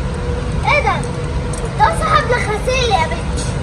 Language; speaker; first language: Arabic; native; Arabic